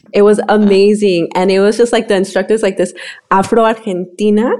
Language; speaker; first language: English; early bilingual, other home language; Spanish